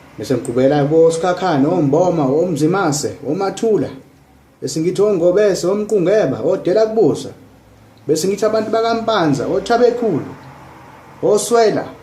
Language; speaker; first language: Zulu; non-native, local second language; English